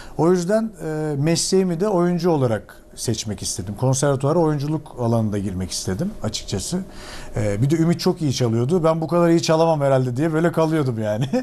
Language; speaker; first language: Turkish; native; Turkish